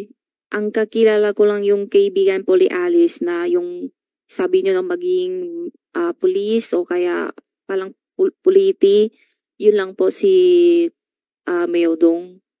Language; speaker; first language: Filipino; non-native, learner; Chinese